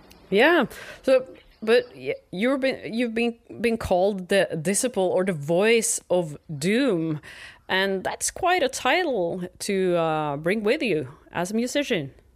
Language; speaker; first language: English; non-native, fluent; Norwegian